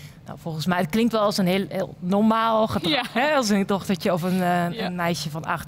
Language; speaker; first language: Dutch; native; Dutch